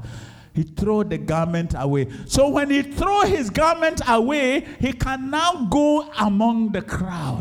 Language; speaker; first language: English; non-native, local second language; Akan